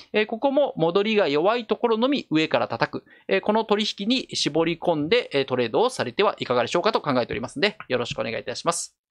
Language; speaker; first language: Japanese; native; Japanese